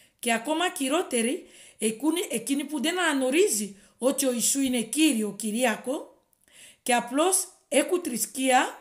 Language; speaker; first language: Greek; non-native, fluent; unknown